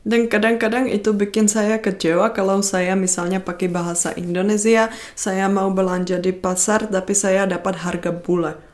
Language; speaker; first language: Indonesian; non-native, fluent; Czech